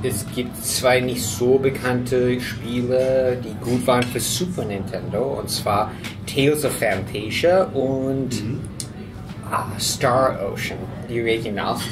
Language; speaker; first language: German; non-native, fluent; English